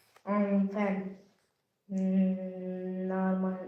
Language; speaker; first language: French; non-native, learner; Azerbaijani